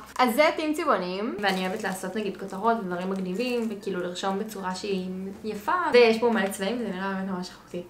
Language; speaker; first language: Hebrew; native; Hebrew